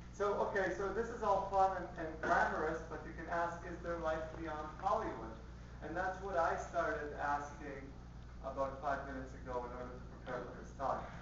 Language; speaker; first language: English; early bilingual, other home language; Spanish